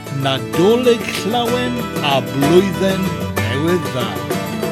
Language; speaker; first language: Welsh; non-native, fluent; English